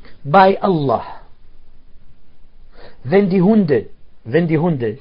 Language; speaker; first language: German; non-native, fluent; Arabic